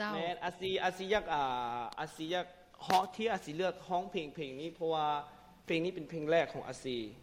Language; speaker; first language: Lao; non-native, local second language; Hmong